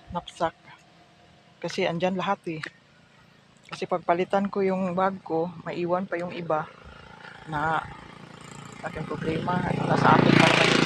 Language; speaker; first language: Filipino; non-native, local second language; Cebuano